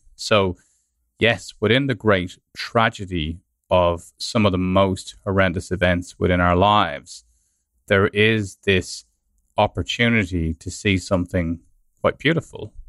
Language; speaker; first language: English; native; English